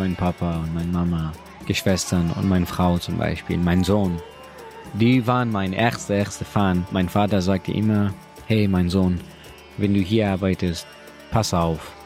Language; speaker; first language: German; non-native, learner; Persian